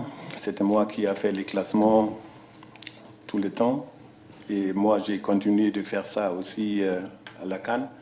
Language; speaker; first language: French; non-native, fluent; German